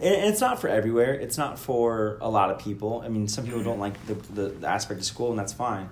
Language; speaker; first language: English; native; English